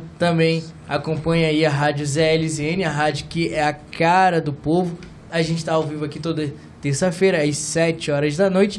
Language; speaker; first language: Portuguese; native; Portuguese